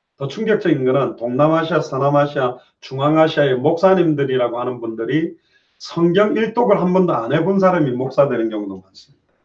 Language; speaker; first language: Korean; native; Korean